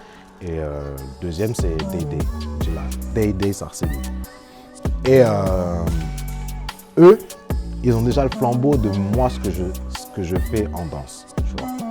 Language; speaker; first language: French; native; French